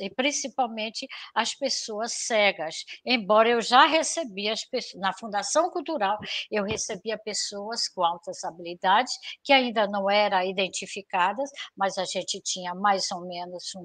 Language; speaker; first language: Portuguese; native; Portuguese